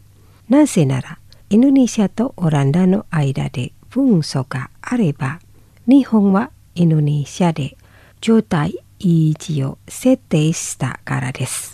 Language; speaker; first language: Japanese; non-native, fluent; Indonesian